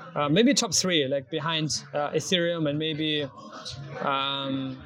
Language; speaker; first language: English; non-native, fluent; German